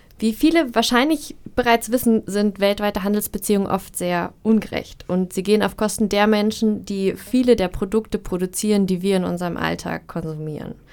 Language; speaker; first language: German; native; German